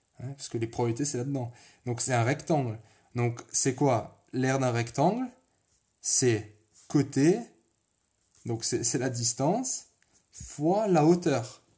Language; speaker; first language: French; native; French